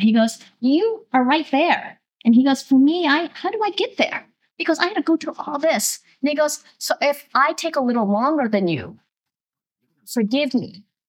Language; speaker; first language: English; early bilingual, other home language; Vietnamese